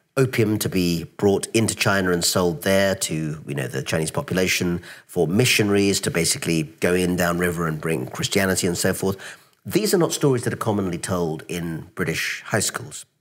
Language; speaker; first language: English; native; English